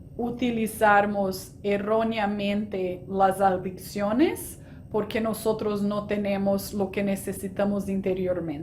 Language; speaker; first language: Spanish; non-native, fluent; Portuguese